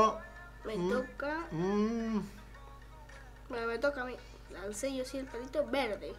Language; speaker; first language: Spanish; native; Spanish